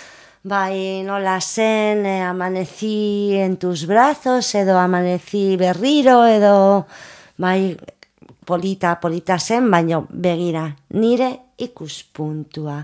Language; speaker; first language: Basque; non-native, local second language; Spanish